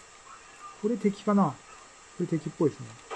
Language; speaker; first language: Japanese; native; Japanese